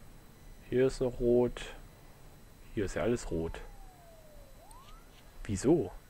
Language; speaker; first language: German; native; German